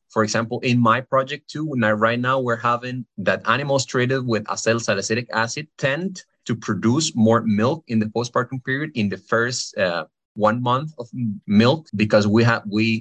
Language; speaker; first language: English; non-native, fluent; Spanish